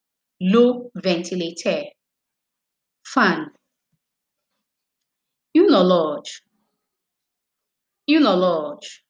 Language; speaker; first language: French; non-native, fluent; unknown